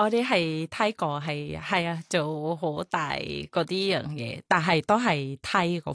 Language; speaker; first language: Cantonese; non-native, fluent; Thai